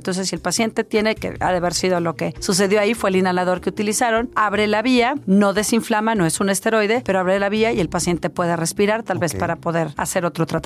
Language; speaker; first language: Spanish; native; Spanish